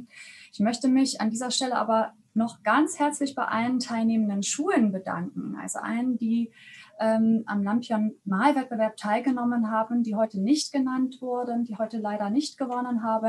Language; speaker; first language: German; native; German